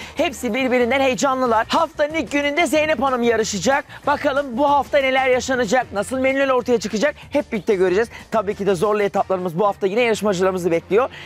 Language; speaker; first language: Turkish; native; Turkish